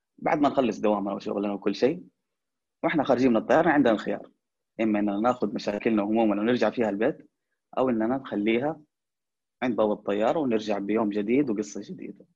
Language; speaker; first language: Arabic; native; Arabic